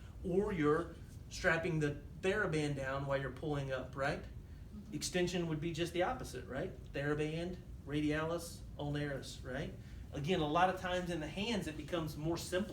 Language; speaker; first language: English; native; English